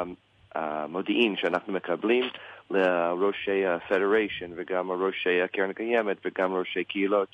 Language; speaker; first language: Hebrew; non-native, learner; English